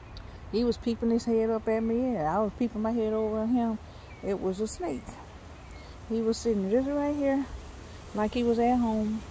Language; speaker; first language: English; native; English